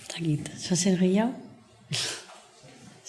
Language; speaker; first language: Basque; native; Basque